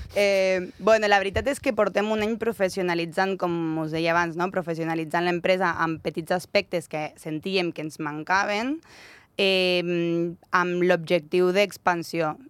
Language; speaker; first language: Catalan; native; Catalan